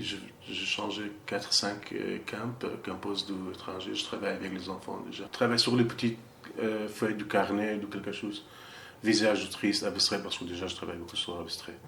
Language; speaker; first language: French; non-native, learner; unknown